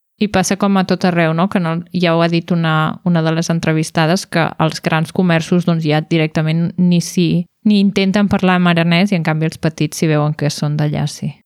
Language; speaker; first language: Catalan; native; Catalan